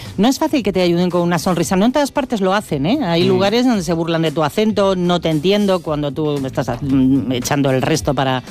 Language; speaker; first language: Spanish; native; Spanish